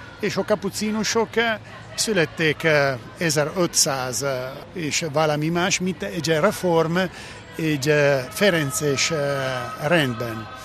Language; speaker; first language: Hungarian; non-native, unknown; Italian